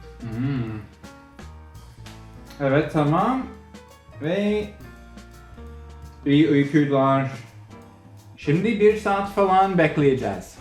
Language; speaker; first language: Turkish; non-native, learner; English